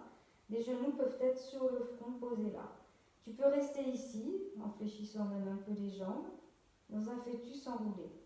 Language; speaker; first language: French; native; French